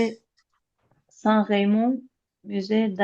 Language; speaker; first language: French; non-native, learner; Azerbaijani